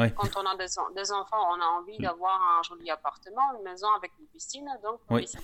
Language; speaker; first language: French; non-native, fluent; Polish